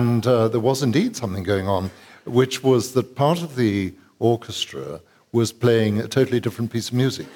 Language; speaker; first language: English; native; English